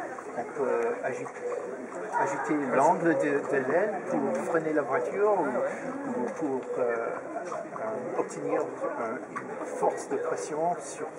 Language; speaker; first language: French; non-native, fluent; English